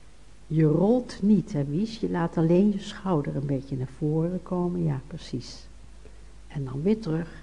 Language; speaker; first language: Dutch; native; Dutch